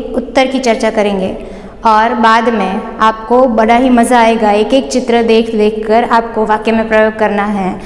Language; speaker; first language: Hindi; non-native, local second language; Gujarati